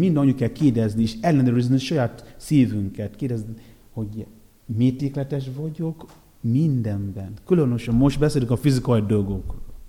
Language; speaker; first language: Hungarian; non-native, fluent; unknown